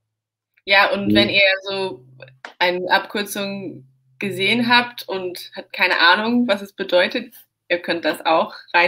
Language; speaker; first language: German; non-native, fluent; English